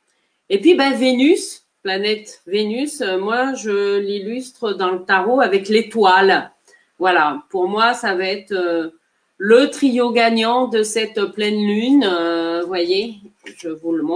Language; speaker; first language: French; native; French